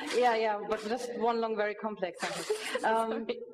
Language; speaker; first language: English; non-native, fluent; German